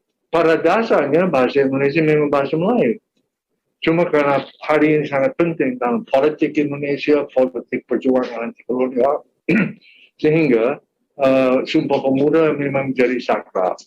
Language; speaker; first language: Indonesian; non-native, fluent; English